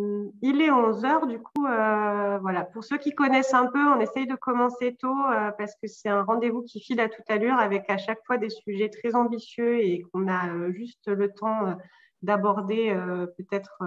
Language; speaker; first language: French; native; French